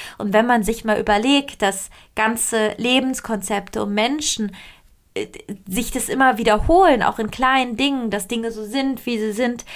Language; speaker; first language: German; non-native, fluent; Italian